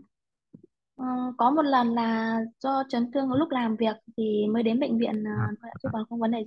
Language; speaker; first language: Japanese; non-native, learner; Vietnamese